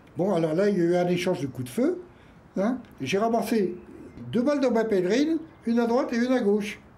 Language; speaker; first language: French; native; French